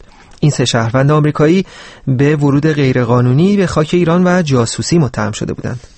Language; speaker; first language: Persian; native; Persian